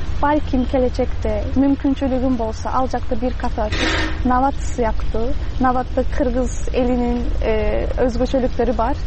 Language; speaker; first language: Kyrgyz; non-native, fluent; Turkish